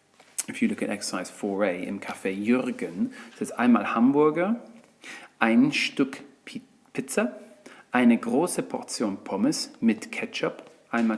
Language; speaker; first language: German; non-native, fluent; English